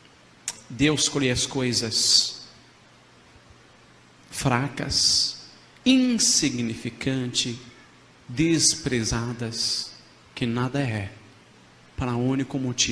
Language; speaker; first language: Portuguese; non-native, fluent; Arabic